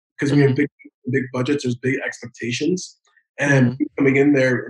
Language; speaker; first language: English; native; English